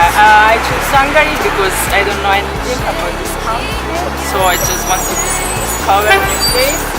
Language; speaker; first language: English; non-native, learner; Italian